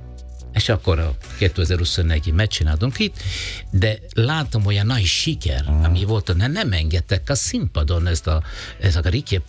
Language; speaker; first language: Hungarian; non-native, fluent; Italian